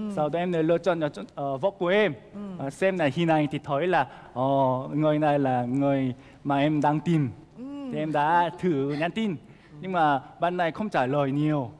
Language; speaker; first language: Vietnamese; non-native, fluent; Korean